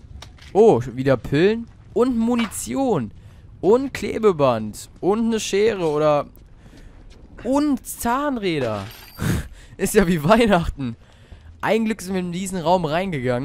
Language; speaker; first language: German; native; German